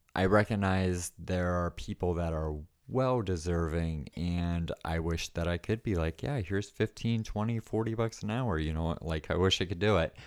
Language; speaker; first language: English; native; English